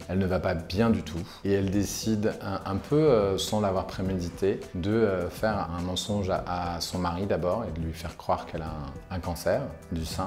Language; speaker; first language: French; native; French